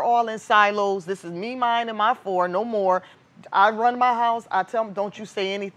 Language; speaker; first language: English; native; English